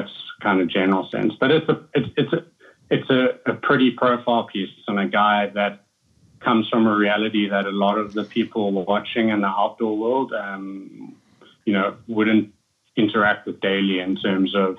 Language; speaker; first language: English; native; English